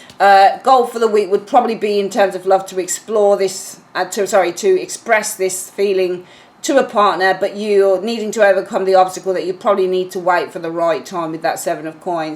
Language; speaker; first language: English; native; English